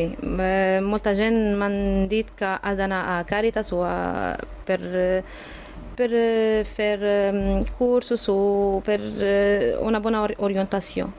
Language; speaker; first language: Catalan; non-native, learner; Arabic